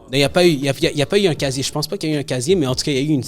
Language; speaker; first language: French; native; French